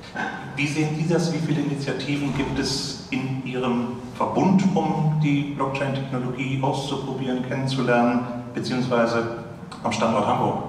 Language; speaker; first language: German; native; German